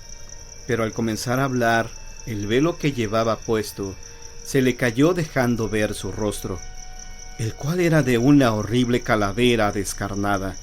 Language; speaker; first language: Spanish; native; Spanish